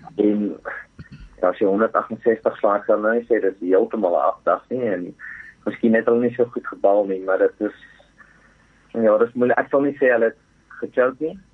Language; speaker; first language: Afrikaans; native; Afrikaans